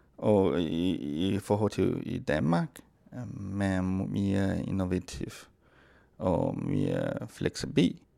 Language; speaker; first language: Danish; non-native, fluent; Chinese